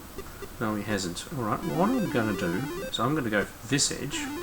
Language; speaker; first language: English; native; English